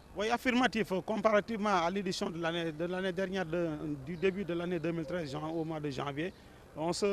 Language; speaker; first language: French; non-native, local second language; Wolof